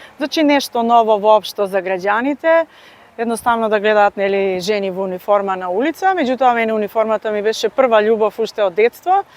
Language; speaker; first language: Macedonian; native; Macedonian